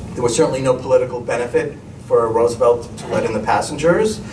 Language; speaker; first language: English; native; English